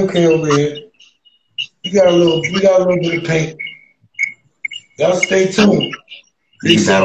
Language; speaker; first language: English; native; English